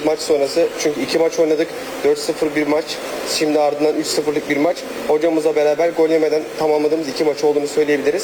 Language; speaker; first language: Turkish; native; Turkish